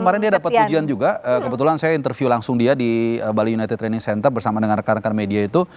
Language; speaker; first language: Indonesian; native; Indonesian